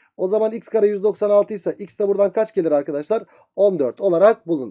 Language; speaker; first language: Turkish; native; Turkish